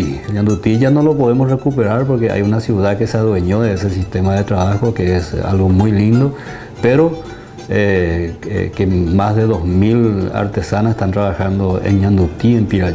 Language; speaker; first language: Spanish; native; Spanish